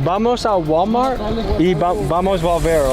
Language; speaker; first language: Spanish; non-native, learner; English